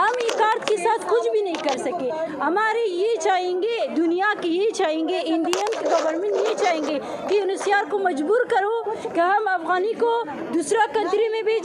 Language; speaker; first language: Hindi; non-native, fluent; Persian